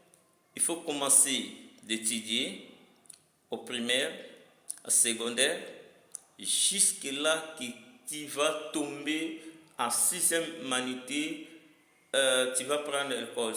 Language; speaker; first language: French; non-native, learner; Lingala